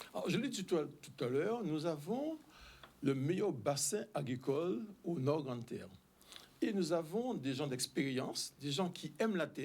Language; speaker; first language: French; native; French